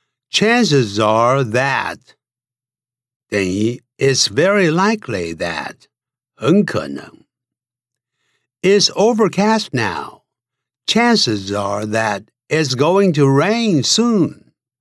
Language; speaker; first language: English; non-native, fluent; Chinese